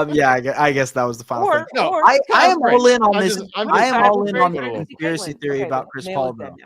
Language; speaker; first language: English; native; English